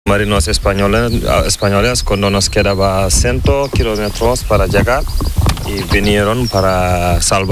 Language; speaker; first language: Spanish; non-native, learner; Fula